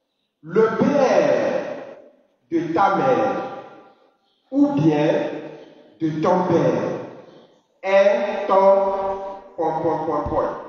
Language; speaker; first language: French; non-native, fluent; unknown